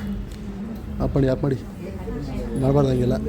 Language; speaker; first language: Kannada; native; Kannada